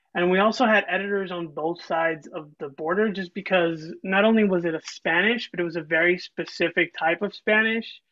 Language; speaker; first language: English; early bilingual, other home language; Spanish